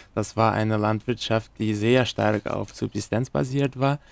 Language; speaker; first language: German; non-native, fluent; Portuguese